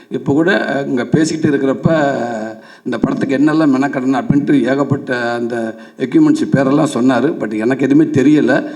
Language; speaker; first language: Tamil; native; Tamil